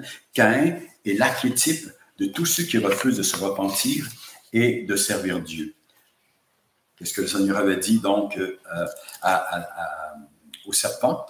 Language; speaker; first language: French; native; French